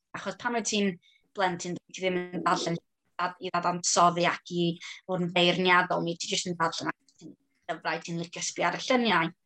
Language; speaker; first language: Welsh; non-native, local second language; English